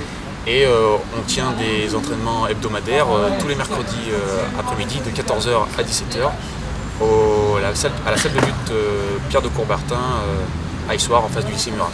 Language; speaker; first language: French; native; French